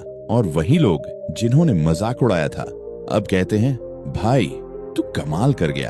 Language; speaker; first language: Hindi; native; Hindi